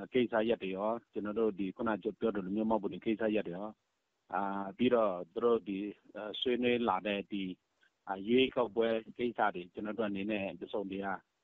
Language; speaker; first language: Burmese; non-native, local second language; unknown